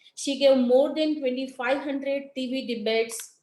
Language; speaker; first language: English; non-native, local second language; Gujarati